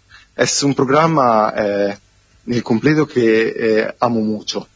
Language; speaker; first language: Spanish; non-native, learner; Italian